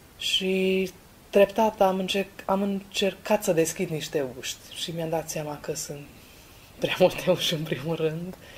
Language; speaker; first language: Romanian; non-native, local second language; Hungarian